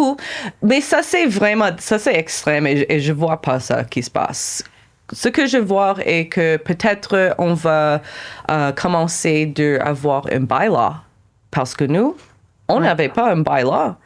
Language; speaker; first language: French; non-native, local second language; English